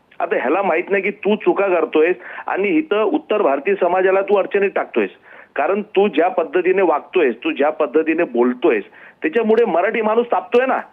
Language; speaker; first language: Marathi; non-native, local second language; Gujarati